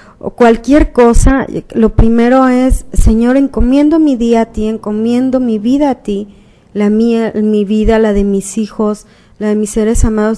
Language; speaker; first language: Spanish; native; Spanish